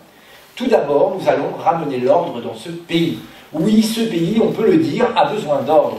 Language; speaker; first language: French; native; French